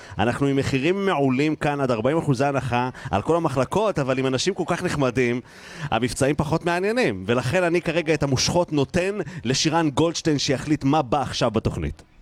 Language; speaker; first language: Hebrew; native; Hebrew